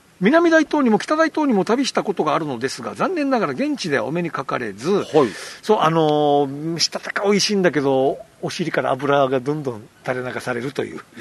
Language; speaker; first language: Japanese; native; Japanese